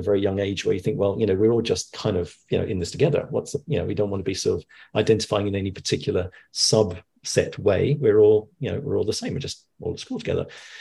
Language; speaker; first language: English; native; English